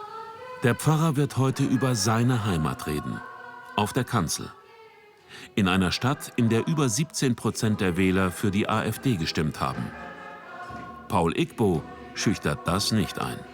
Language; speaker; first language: German; native; German